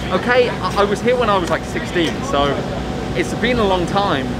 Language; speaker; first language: English; native; English